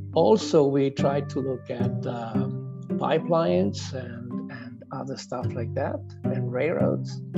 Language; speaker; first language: English; non-native, fluent; Italian